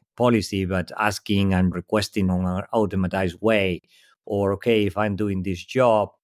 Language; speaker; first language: English; non-native, fluent; Spanish